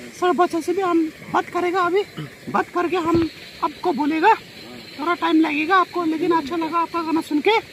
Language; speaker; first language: Hindi; non-native, local second language; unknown